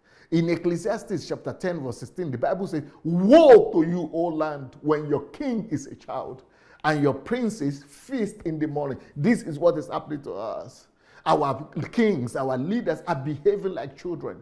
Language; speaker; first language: English; non-native, local second language; Yoruba